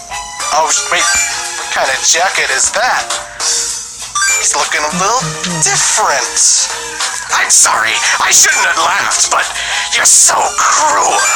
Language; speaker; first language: English; native; English